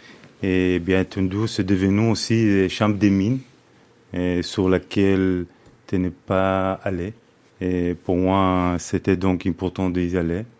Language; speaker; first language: French; non-native, fluent; Hebrew